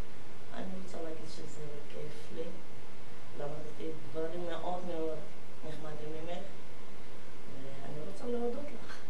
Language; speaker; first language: Hebrew; non-native, fluent; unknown